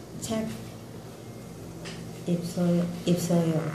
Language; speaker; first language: Korean; non-native, learner; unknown